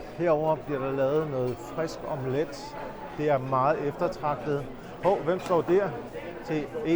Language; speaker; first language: Danish; early bilingual, other home language; Urdu